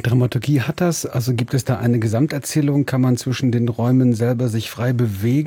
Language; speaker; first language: German; native; German